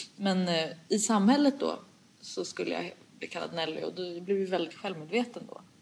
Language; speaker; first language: Swedish; early bilingual, other home language; Persian